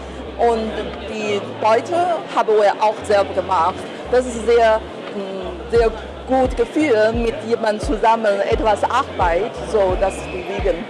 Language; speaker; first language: German; non-native, learner; Chinese